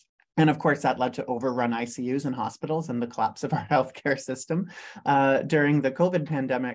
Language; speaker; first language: English; native; English